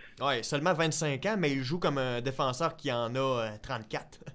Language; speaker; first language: French; native; French